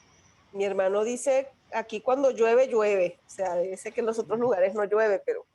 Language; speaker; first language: Spanish; native; Spanish